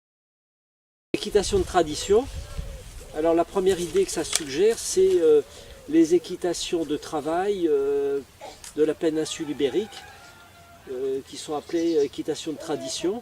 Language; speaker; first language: French; native; French